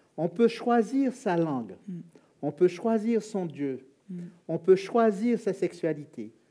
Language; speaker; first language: French; native; French